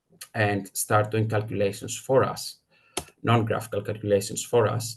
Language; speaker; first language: English; non-native, fluent; Greek